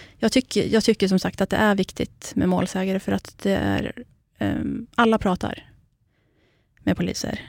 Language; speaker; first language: Swedish; early bilingual, other home language; Kurdish